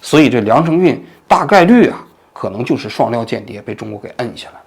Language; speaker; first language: Chinese; native; Chinese